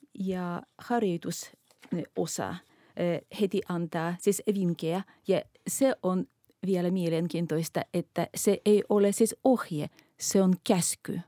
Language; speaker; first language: Finnish; non-native, fluent; Russian